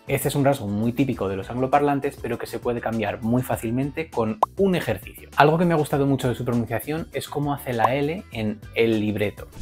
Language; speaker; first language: Spanish; native; Spanish